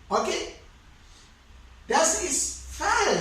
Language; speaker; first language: German; non-native, fluent; Sinhala